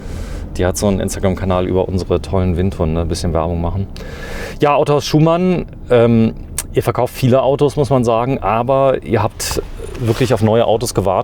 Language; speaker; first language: German; native; German